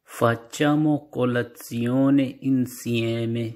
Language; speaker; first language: Italian; non-native, learner; Urdu